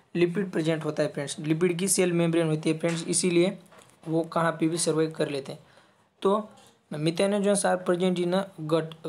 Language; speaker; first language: Hindi; non-native, local second language; Marathi